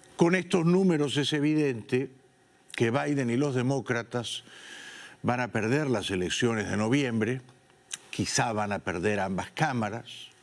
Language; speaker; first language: Spanish; native; Spanish